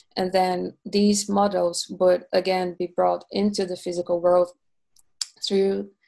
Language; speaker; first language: English; non-native, fluent; Portuguese